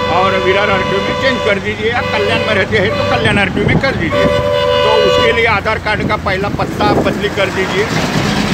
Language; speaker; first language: Hindi; non-native, local second language; Marathi